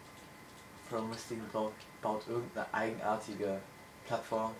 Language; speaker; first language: German; native; German